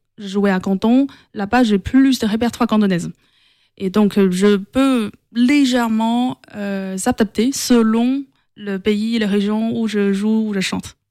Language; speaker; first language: French; non-native, fluent; Cantonese